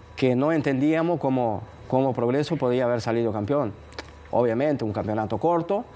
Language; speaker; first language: Spanish; native; Spanish